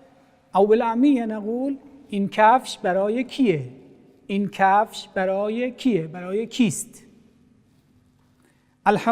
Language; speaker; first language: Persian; non-native, fluent; Arabic